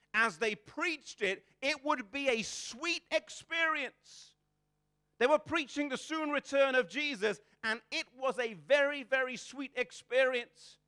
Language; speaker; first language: English; native; English